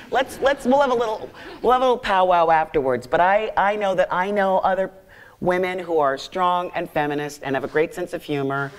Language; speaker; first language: English; native; English